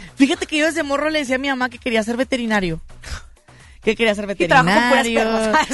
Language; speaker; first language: Spanish; native; Spanish